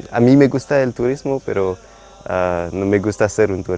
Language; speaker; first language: Spanish; non-native, learner; French